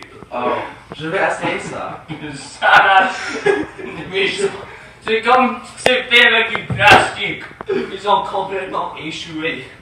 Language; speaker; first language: French; non-native, learner; English